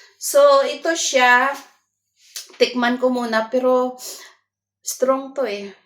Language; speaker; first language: Filipino; non-native, local second language; Cebuano